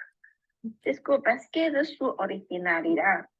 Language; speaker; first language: Spanish; non-native, learner; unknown